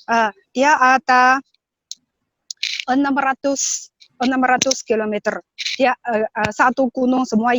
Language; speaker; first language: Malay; non-native, learner; Chinese